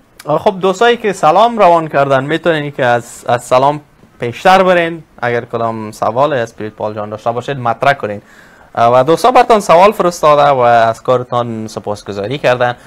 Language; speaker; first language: Persian; native; Persian